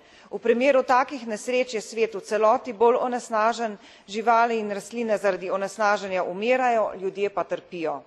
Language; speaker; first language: Slovenian; native; Slovenian